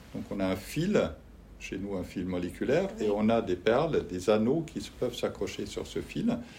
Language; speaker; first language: French; non-native, fluent; German